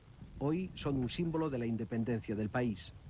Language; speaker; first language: Spanish; native; Spanish